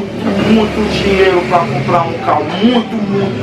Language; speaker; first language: Portuguese; non-native, learner; Haitian Creole